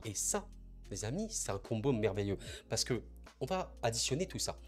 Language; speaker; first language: French; native; French